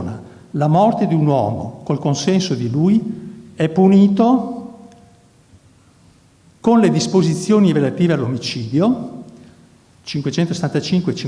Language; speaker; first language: Italian; native; Italian